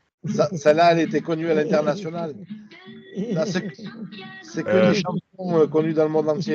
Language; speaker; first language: French; native; French